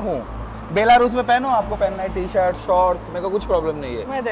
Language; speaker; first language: Hindi; native; Hindi